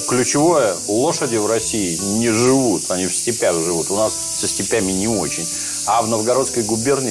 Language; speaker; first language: Russian; native; Russian